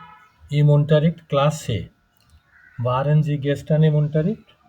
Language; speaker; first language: German; non-native, fluent; Bangla